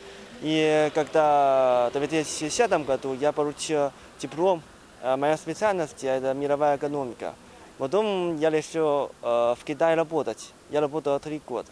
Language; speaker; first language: Russian; non-native, learner; Chinese